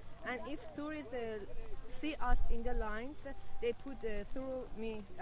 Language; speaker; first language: English; non-native, learner; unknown